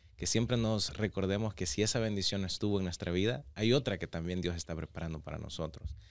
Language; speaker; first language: Spanish; native; Spanish